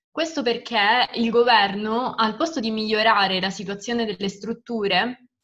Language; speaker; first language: Italian; native; Italian